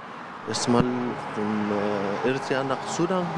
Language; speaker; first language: German; non-native, learner; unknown